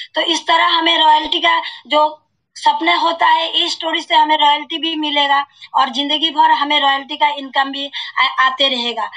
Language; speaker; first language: Hindi; non-native, local second language; Assamese